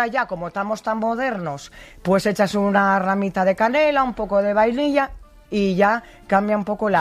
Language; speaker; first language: Spanish; native; Spanish